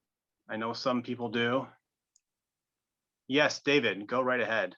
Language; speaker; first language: English; native; English